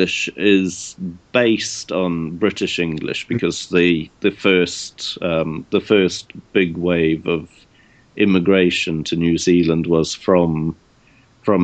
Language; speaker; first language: English; native; English